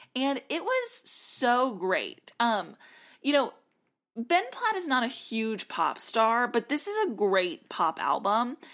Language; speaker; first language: English; native; English